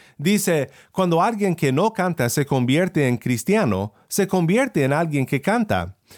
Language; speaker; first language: Spanish; non-native, fluent; English